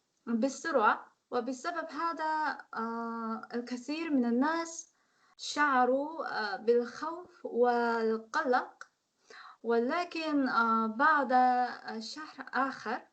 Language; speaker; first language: Arabic; non-native, learner; Korean